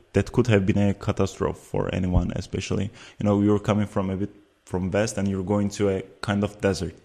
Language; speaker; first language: English; non-native, fluent; Turkish